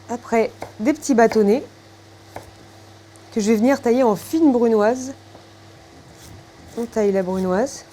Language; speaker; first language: French; native; French